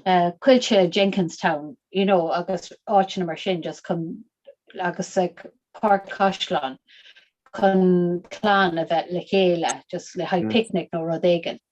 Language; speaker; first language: Irish; non-native, local second language; English